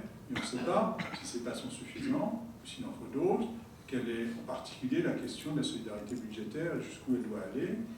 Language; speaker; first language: French; native; French